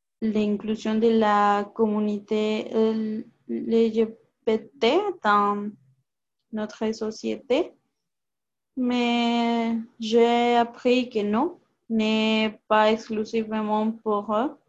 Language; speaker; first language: French; non-native, learner; Spanish